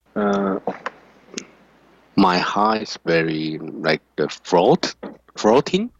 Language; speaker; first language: English; non-native, learner; Chinese